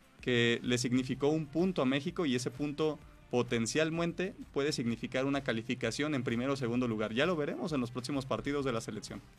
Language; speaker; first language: Spanish; native; Spanish